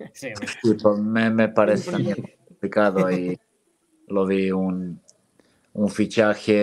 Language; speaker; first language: Spanish; non-native, fluent; Serbian